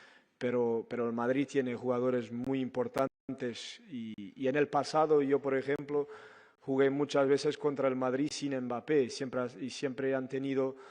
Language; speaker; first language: Spanish; non-native, fluent; Portuguese